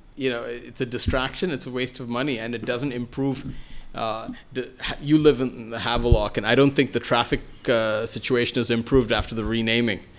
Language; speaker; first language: English; non-native, local second language; Malayalam